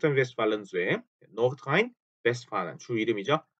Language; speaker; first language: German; non-native, fluent; Korean